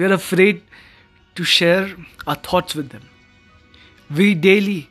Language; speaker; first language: English; non-native, local second language; Hindi